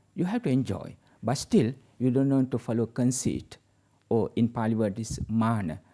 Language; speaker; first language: English; non-native, local second language; Sinhala